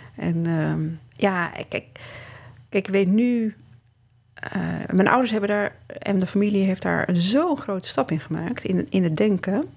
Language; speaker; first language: Dutch; early bilingual, other home language; Riffian